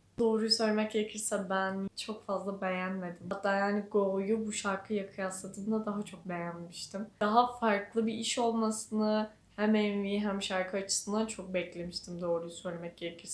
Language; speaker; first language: Turkish; native; Turkish